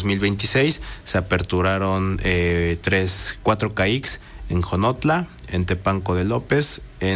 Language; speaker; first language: Spanish; native; Spanish